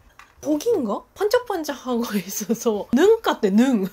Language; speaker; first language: Korean; non-native, learner; Japanese